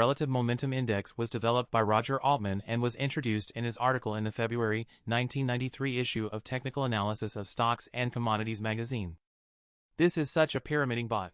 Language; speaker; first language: English; non-native, fluent; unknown